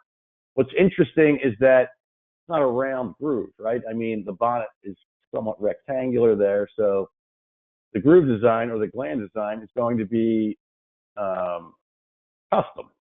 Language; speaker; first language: English; native; English